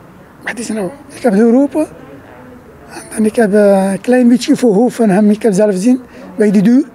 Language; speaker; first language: Dutch; non-native, learner; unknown